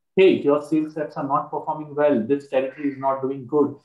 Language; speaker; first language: English; non-native, local second language; Marathi